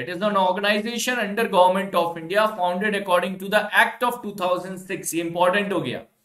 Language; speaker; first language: English; non-native, local second language; Hindi